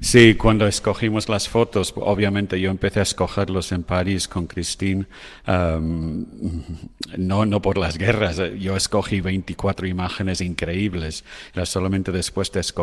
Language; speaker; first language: Spanish; non-native, fluent; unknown